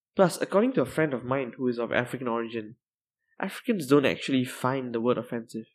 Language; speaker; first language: English; non-native, local second language; Tamil